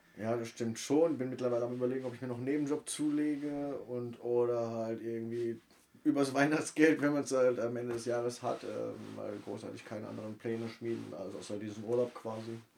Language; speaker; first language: German; native; German